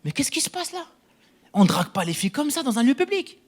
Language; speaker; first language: French; non-native, local second language; Arabic